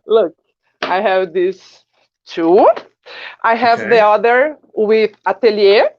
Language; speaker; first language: English; non-native, learner; Portuguese